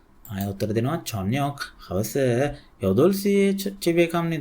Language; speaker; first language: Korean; non-native, local second language; Sinhala